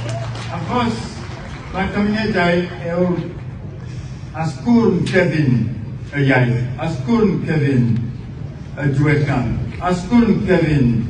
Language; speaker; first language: Welsh; non-native, fluent; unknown